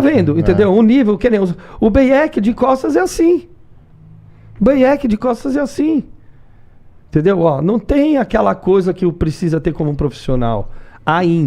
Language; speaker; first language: Portuguese; native; Portuguese